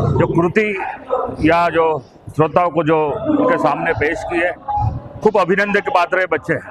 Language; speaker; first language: Hindi; non-native, local second language; Marathi